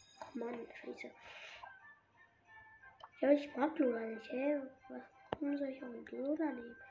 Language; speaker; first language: German; native; German